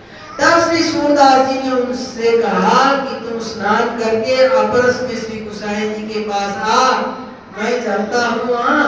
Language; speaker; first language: Hindi; native; Hindi